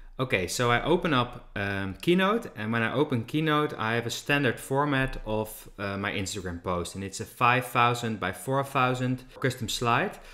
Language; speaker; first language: English; non-native, fluent; Dutch